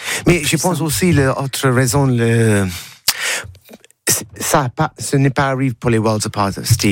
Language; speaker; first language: French; non-native, learner; English